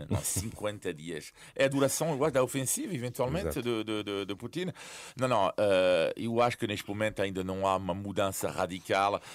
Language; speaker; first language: Portuguese; non-native, fluent; French